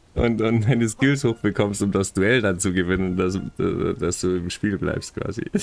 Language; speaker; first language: German; native; German